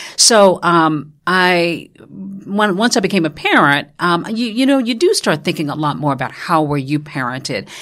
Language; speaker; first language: English; native; English